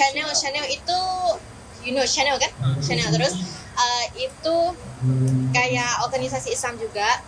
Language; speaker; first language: Indonesian; non-native, learner; Thai